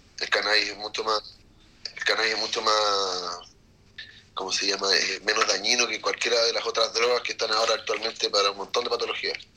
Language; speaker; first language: Spanish; native; Spanish